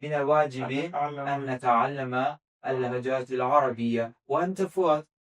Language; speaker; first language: Arabic; non-native, fluent; Azerbaijani